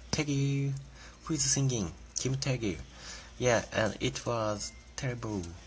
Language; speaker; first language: English; non-native, learner; Japanese